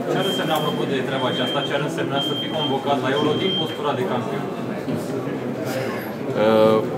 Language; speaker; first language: Romanian; native; Romanian